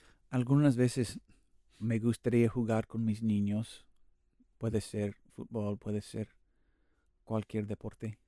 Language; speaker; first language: Spanish; non-native, learner; English